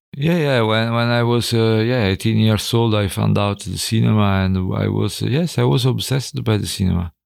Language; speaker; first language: English; non-native, fluent; Italian